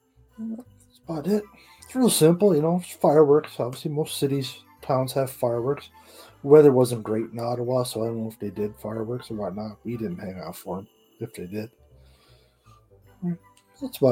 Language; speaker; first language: English; native; English